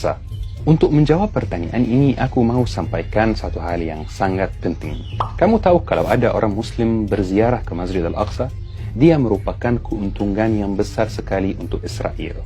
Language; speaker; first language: Indonesian; non-native, fluent; Arabic